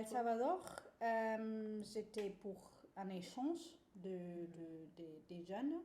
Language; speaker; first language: French; non-native, fluent; German